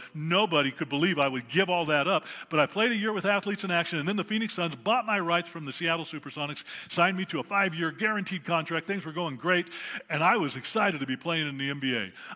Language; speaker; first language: English; native; English